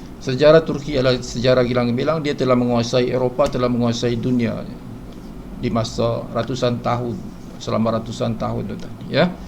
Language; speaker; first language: Malay; native; Malay